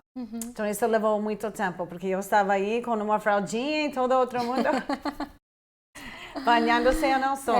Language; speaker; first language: Portuguese; non-native, fluent; English